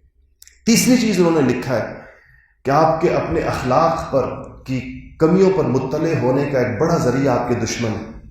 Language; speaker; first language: Urdu; native; Urdu